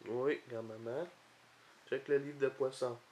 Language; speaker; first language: French; native; French